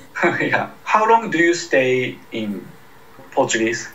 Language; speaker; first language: English; non-native, learner; Japanese